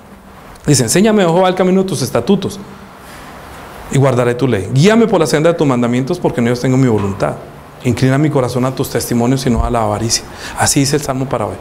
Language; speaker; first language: Spanish; native; Spanish